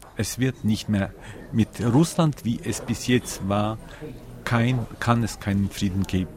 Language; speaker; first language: German; non-native, fluent; Ukrainian